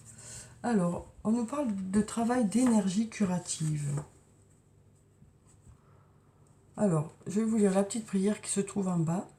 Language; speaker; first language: French; native; French